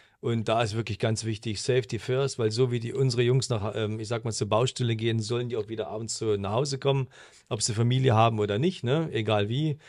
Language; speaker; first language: German; native; German